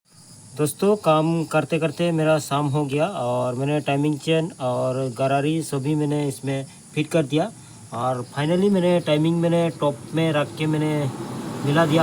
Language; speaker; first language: Hindi; non-native, local second language; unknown